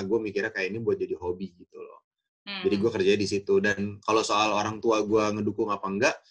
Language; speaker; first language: Indonesian; native; Indonesian